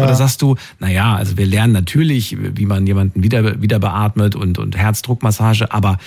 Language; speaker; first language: German; native; German